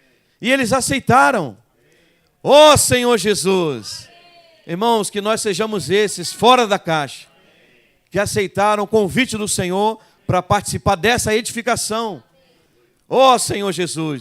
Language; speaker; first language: Portuguese; native; Portuguese